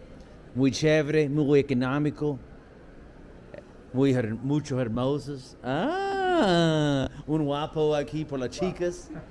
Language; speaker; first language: Spanish; non-native, learner; English